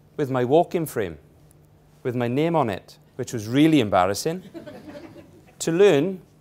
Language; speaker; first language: English; native; English